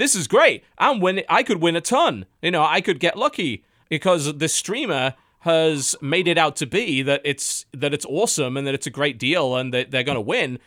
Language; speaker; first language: English; native; English